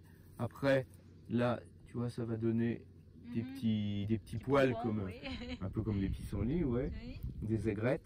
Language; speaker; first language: French; native; French